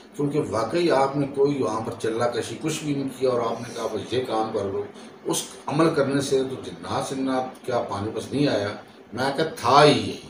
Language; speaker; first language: Urdu; non-native, local second language; Punjabi